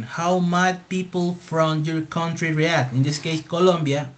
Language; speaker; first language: English; non-native, fluent; Spanish